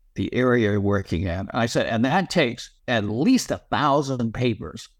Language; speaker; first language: English; native; English